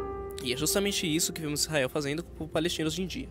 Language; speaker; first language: Portuguese; native; Portuguese